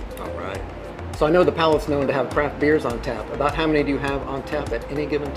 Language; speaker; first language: English; native; English